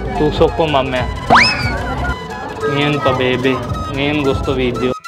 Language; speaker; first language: Filipino; non-native, learner; Punjabi